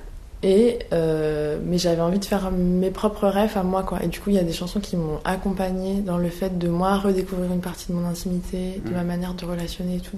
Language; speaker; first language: French; native; French